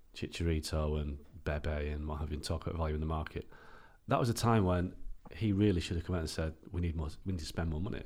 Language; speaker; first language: English; native; English